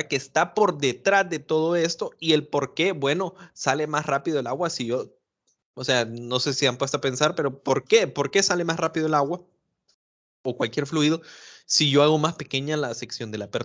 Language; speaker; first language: Spanish; native; Spanish